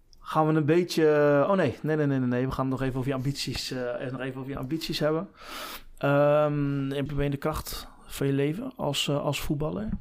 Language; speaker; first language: Dutch; native; Dutch